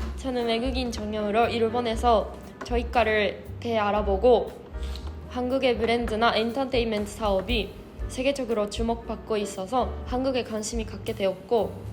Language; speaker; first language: Korean; non-native, fluent; Japanese